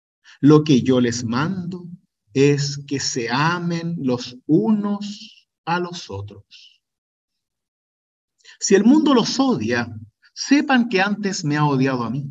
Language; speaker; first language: Spanish; native; Spanish